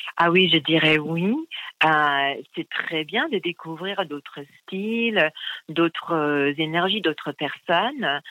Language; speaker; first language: French; non-native, fluent; English